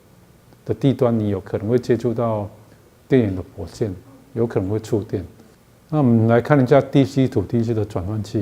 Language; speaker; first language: Chinese; native; Chinese